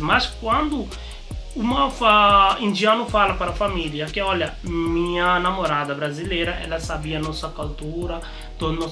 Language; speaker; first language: Portuguese; non-native, learner; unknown